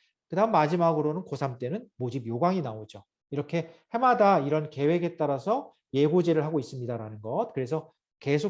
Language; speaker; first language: Korean; native; Korean